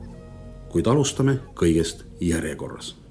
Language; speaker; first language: Estonian; native; Estonian